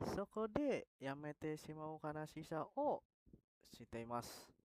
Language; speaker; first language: Japanese; non-native, learner; Indonesian